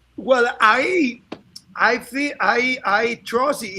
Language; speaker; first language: English; non-native, fluent; Spanish